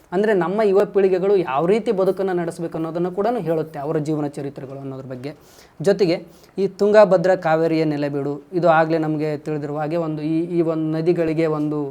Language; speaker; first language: Kannada; native; Kannada